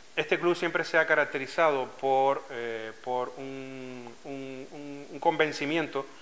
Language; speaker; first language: Spanish; native; Spanish